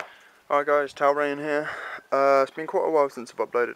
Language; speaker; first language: English; native; English